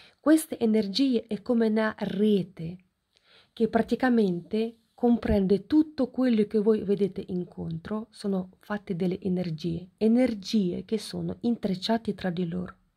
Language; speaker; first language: Italian; non-native, fluent; Ukrainian